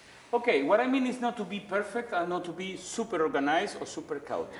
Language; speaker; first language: English; non-native, learner; Spanish